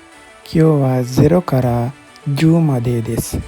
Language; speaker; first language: Japanese; non-native, fluent; Sinhala